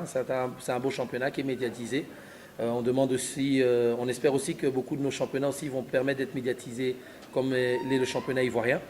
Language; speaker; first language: French; native; French